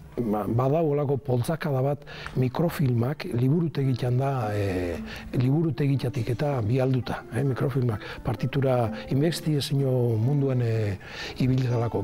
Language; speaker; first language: Basque; native; Basque